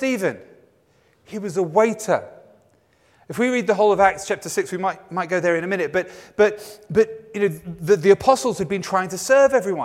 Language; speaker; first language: English; native; English